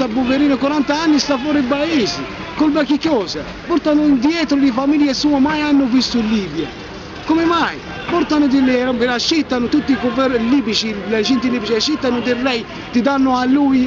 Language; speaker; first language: Italian; non-native, learner; Arabic